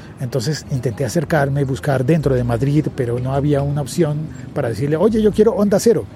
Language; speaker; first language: Spanish; native; Spanish